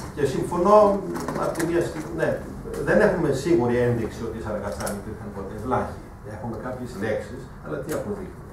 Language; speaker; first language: Greek; non-native, fluent; German